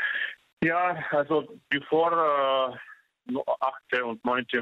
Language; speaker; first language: German; non-native, fluent; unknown